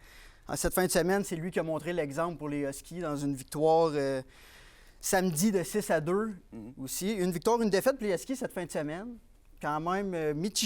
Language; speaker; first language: French; native; French